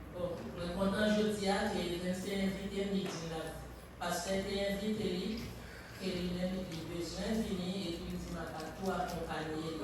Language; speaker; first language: French; non-native, local second language; Haitian Creole